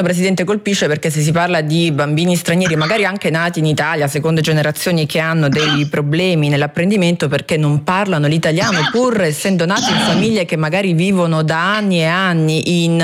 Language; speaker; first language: Italian; native; Italian